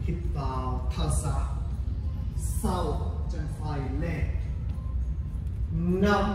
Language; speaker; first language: Vietnamese; non-native, learner; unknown